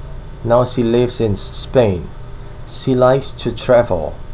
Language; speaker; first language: English; non-native, fluent; Indonesian